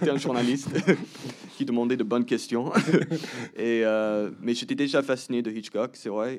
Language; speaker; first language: French; early bilingual, heritage; English